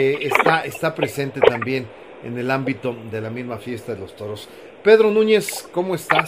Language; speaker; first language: Spanish; native; Spanish